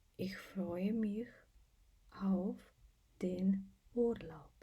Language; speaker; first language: German; non-native, fluent; Ukrainian